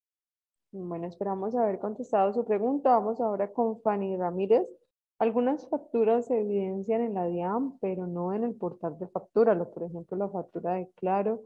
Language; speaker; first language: Spanish; native; Spanish